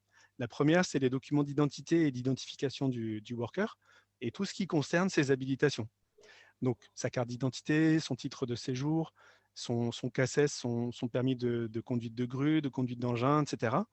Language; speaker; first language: French; native; French